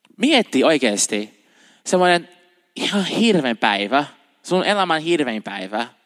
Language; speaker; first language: Finnish; non-native, fluent; Portuguese